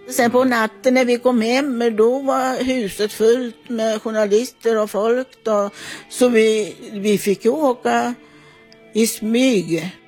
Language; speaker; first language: Swedish; non-native, fluent; Italian